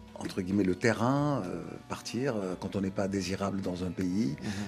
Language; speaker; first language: French; non-native, local second language; Arabic